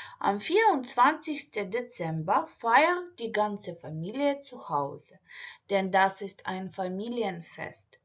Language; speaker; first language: German; non-native, fluent; Ukrainian